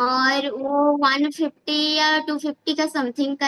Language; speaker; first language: Hindi; non-native, local second language; Odia